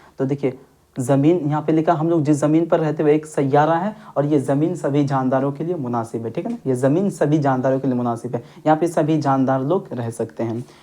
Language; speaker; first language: Urdu; native; Urdu